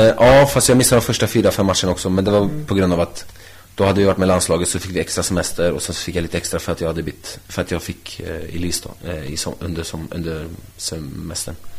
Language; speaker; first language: Swedish; native; Swedish